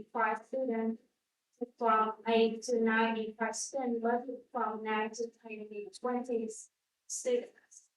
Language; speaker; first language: English; non-native, learner; Vietnamese